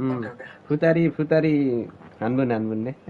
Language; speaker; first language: Japanese; non-native, learner; Nepali